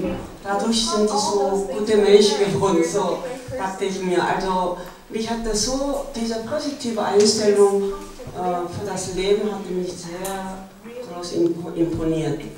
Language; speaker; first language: German; non-native, learner; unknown